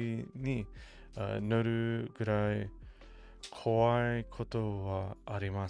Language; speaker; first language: Japanese; non-native, learner; English